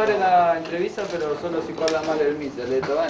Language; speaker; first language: Italian; non-native, fluent; Spanish